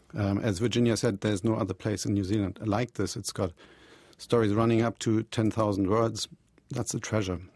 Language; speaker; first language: English; non-native, fluent; German